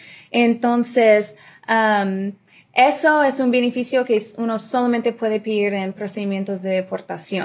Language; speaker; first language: Spanish; early bilingual, other home language; English